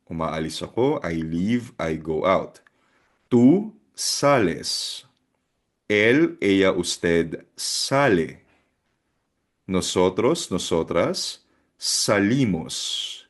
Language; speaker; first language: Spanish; non-native, fluent; Filipino